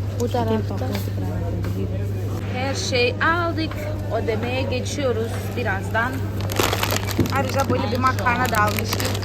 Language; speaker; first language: Turkish; non-native, fluent; Portuguese